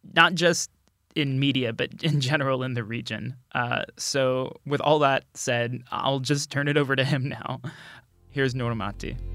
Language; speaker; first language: English; native; English